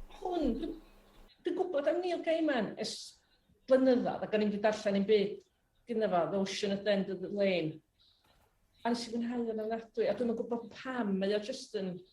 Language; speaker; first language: Welsh; native; Welsh